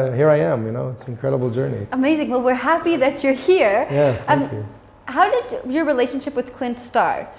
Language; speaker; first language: English; native; English